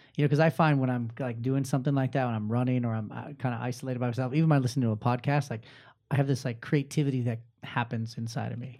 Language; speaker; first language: English; native; English